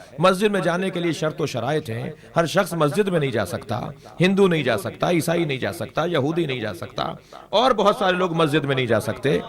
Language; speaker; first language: Urdu; native; Urdu